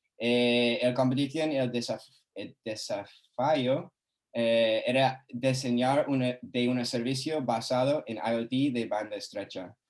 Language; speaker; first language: Spanish; non-native, fluent; English